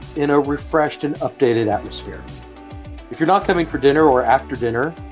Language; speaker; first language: English; native; English